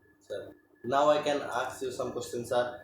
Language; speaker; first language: English; non-native, learner; Bangla